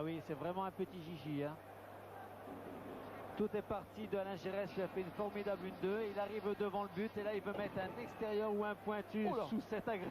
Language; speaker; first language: French; native; French